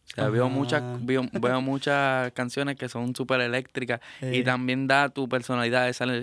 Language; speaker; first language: Spanish; native; Spanish